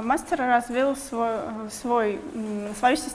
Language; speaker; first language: Russian; native; Russian